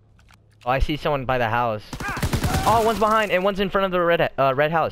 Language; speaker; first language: English; native; English